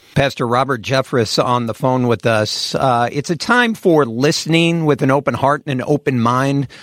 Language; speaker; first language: English; native; English